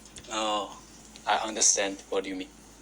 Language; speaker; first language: English; non-native, learner; Chinese